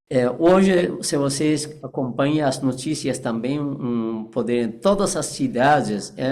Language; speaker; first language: Portuguese; non-native, fluent; Persian